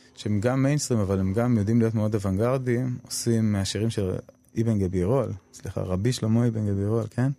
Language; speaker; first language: Hebrew; early bilingual, other home language; Arabic